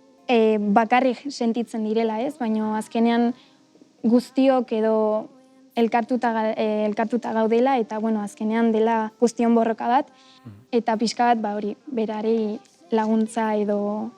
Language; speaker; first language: Basque; non-native, local second language; Spanish